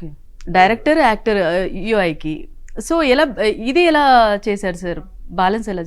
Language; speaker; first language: Telugu; native; Telugu